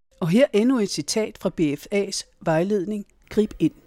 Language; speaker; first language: Danish; native; Danish